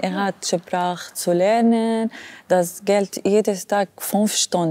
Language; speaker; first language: German; non-native, learner; Arabic